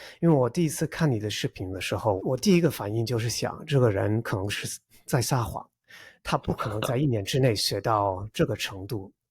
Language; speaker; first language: Chinese; non-native, fluent; English